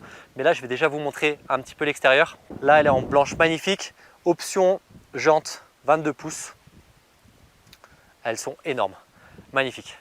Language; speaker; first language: French; native; French